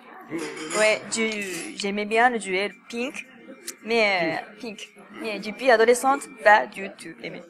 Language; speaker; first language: French; non-native, fluent; Japanese